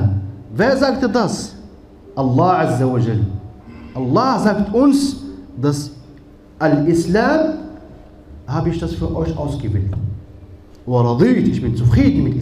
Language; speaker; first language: German; non-native, fluent; Arabic